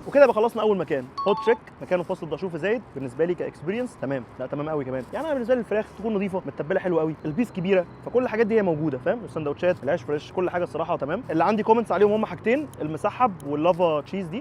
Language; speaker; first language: Arabic; native; Arabic